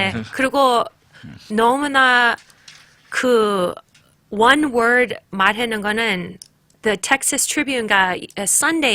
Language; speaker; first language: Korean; early bilingual, heritage; English